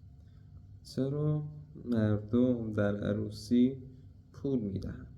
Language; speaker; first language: Persian; native; Persian